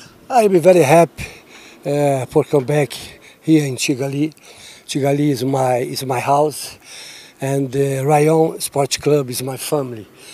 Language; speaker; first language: English; non-native, learner; Portuguese